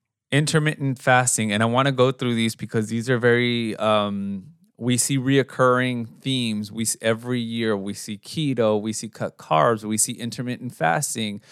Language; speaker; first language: English; early bilingual, other home language; Spanish